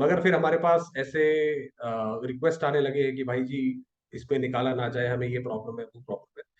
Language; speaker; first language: Hindi; native; Hindi